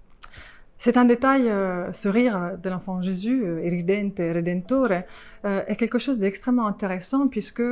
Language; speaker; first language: French; non-native, fluent; Italian